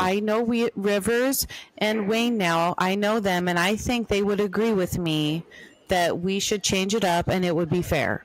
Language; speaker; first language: English; native; English